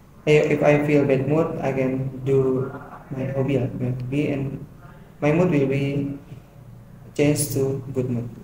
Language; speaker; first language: English; non-native, learner; Indonesian